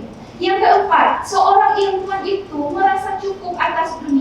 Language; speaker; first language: Indonesian; native; Indonesian